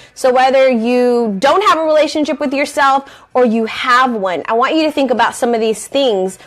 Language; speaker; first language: English; native; English